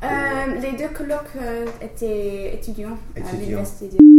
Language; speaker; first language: French; non-native, learner; English